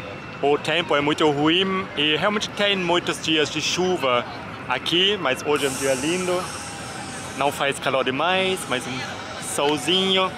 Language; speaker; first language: Portuguese; non-native, fluent; German